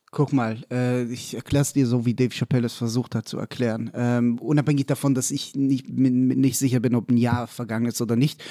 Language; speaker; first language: German; non-native, fluent; Hebrew